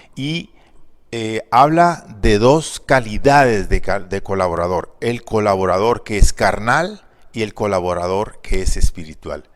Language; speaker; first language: Spanish; native; Spanish